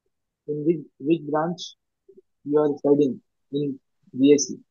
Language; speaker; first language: English; non-native, learner; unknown